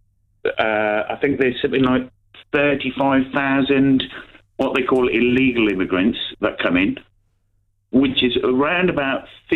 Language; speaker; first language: English; native; English